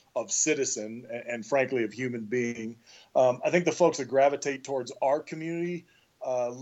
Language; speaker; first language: English; native; English